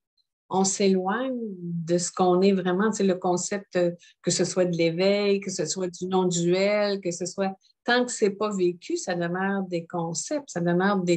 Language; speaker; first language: French; native; French